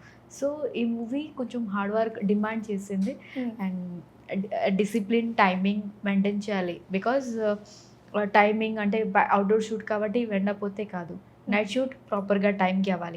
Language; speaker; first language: Telugu; non-native, fluent; Odia